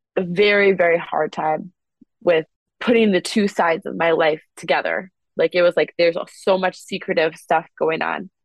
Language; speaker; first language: English; native; English